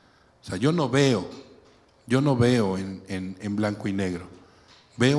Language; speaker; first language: Spanish; native; Spanish